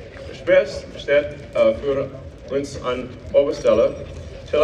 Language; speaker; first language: German; non-native, learner; English